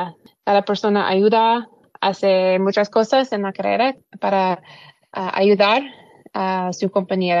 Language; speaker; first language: Spanish; non-native, learner; English